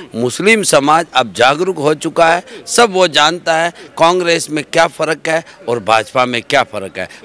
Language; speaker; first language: Hindi; native; Hindi